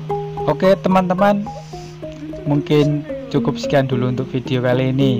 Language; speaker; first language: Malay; non-native, local second language; Javanese